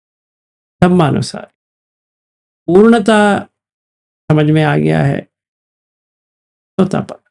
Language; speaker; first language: Hindi; native; Hindi